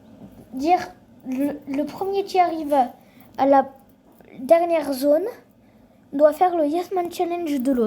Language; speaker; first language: French; native; French